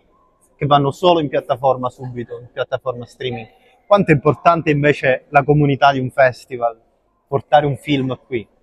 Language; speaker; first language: Italian; native; Italian